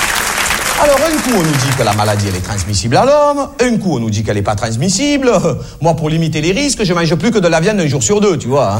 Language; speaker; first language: French; native; French